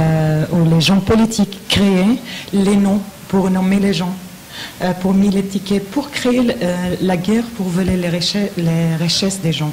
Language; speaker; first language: French; non-native, learner; Arabic